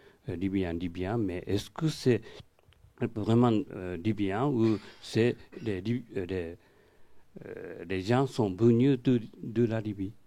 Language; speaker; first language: French; non-native, fluent; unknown